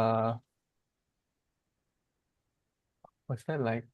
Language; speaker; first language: English; non-native, learner; Indonesian